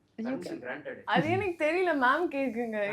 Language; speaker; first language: Tamil; non-native, learner; Telugu